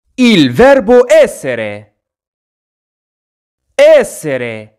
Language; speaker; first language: Italian; non-native, learner; Arabic